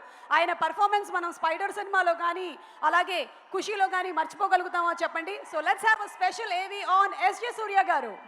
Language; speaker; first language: Telugu; native; Telugu